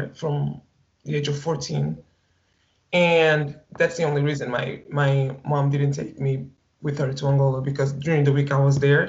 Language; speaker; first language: English; non-native, fluent; Portuguese